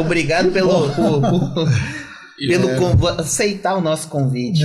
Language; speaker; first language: Portuguese; native; Portuguese